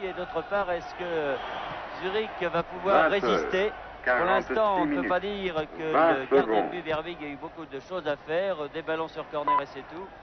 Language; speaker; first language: French; native; French